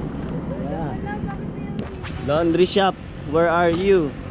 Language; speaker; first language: English; non-native, local second language; Filipino